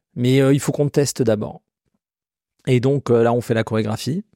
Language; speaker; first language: French; native; French